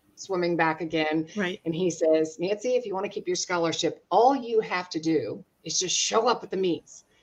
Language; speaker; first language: English; native; English